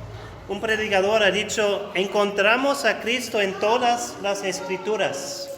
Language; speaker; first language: Spanish; non-native, fluent; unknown